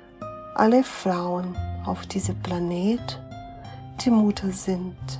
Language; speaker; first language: German; non-native, fluent; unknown